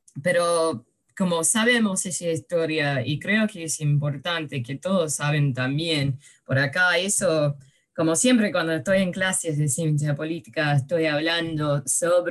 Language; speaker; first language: Spanish; early bilingual, heritage; English